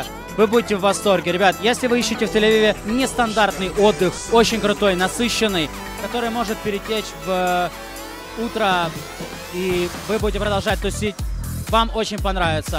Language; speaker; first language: Russian; native; Russian